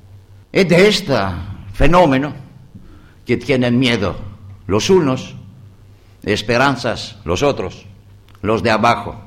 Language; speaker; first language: Spanish; non-native, learner; Greek